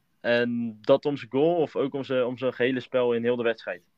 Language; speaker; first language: Dutch; native; Dutch